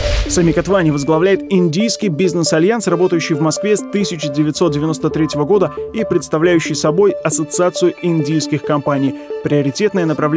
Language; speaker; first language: Russian; native; Russian